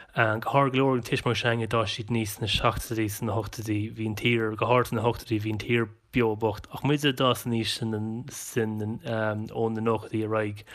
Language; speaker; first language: Irish; non-native, local second language; English